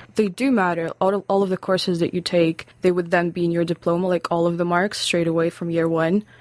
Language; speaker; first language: English; non-native, fluent; Lithuanian